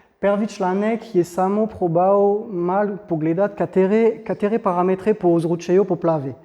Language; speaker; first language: Slovenian; non-native, fluent; French